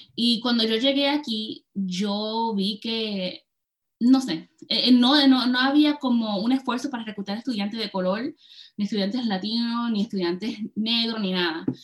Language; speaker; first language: Spanish; early bilingual, heritage; Spanish